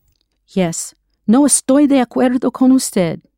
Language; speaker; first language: Spanish; non-native, fluent; English